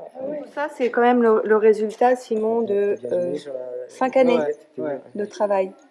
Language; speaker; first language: French; native; French